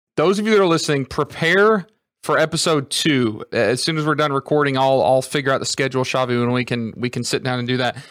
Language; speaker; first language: English; native; English